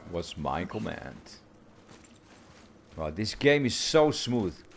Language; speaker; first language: English; non-native, fluent; Dutch